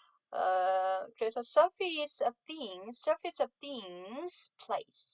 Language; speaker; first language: English; non-native, fluent; Korean